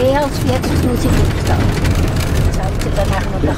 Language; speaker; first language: German; native; German